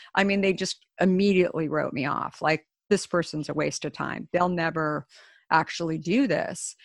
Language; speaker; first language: English; native; English